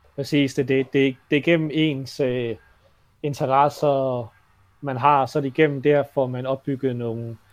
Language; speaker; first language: Danish; native; Danish